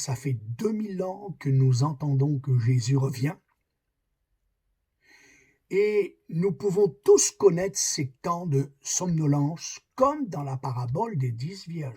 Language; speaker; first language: French; native; French